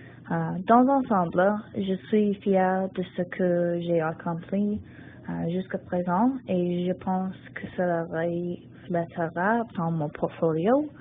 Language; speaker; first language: French; non-native, learner; English